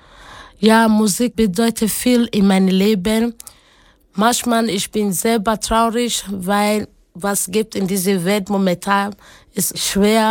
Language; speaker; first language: German; non-native, learner; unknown